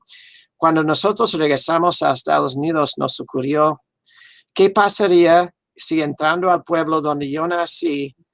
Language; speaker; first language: Spanish; non-native, fluent; English